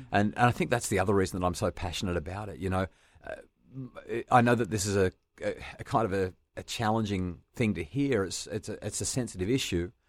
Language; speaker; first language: English; native; English